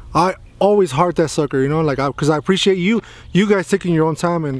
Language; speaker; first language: English; early bilingual, other home language; Spanish